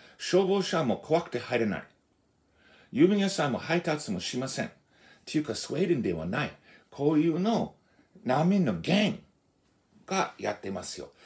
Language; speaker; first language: Japanese; non-native, fluent; English